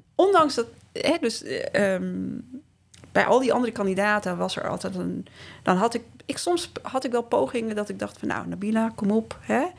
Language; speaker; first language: Dutch; early bilingual, other home language; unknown